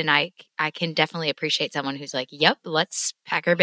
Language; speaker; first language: English; native; English